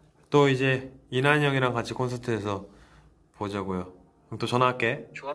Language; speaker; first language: Korean; native; Korean